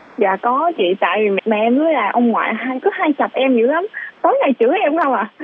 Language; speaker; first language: Vietnamese; early bilingual, heritage; Vietnamese